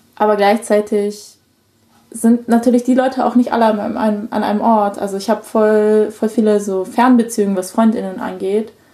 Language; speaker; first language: German; early bilingual, other home language; Chinese